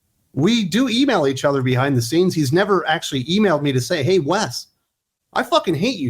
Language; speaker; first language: English; native; English